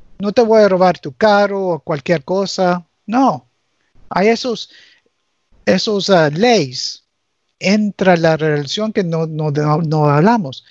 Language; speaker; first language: Spanish; early bilingual, heritage; English